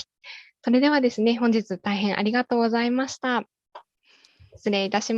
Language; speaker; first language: Japanese; native; Japanese